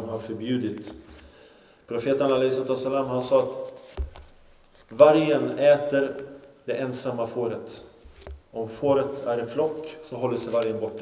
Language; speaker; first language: Swedish; non-native, local second language; Arabic